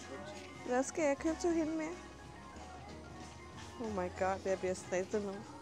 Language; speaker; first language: Danish; non-native, learner; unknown